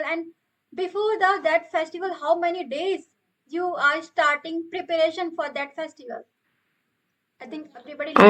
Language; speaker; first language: English; non-native, local second language; Hindi